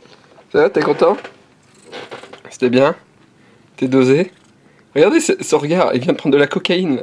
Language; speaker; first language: French; native; French